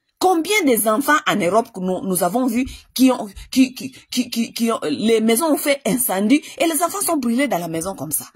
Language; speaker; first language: French; non-native, local second language; Lingala